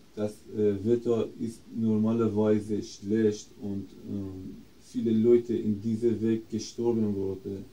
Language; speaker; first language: German; non-native, fluent; Persian